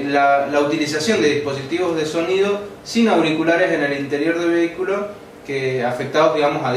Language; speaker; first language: Spanish; native; Spanish